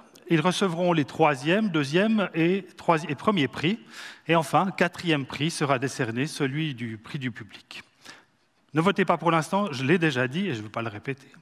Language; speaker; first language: French; native; French